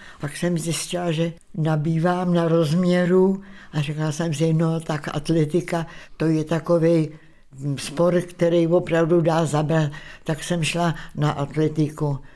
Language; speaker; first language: Czech; native; Czech